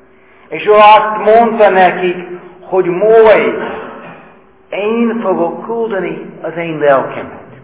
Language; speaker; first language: Hungarian; non-native, fluent; English